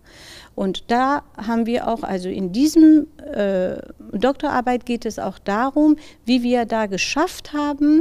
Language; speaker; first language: German; non-native, fluent; Persian